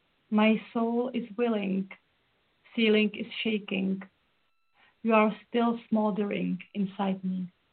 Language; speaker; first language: English; non-native, fluent; Czech